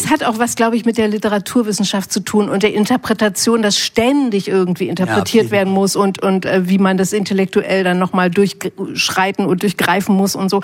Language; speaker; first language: German; native; German